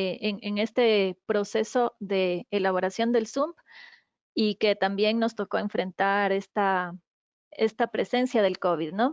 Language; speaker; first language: Spanish; native; Spanish